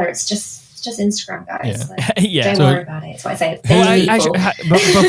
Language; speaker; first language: English; native; English